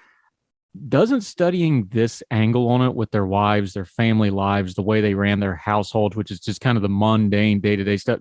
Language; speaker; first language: English; native; English